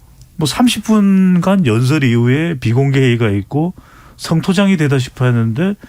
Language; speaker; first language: Korean; native; Korean